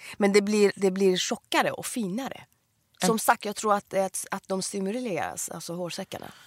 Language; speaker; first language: Swedish; early bilingual, other home language; Persian